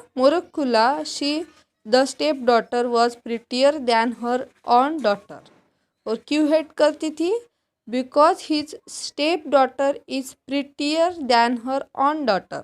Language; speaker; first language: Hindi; non-native, local second language; Marathi